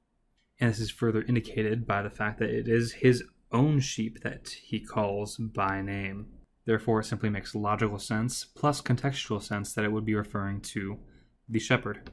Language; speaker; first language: English; native; English